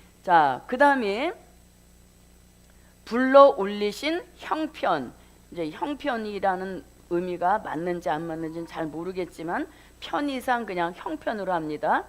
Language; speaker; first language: Korean; native; Korean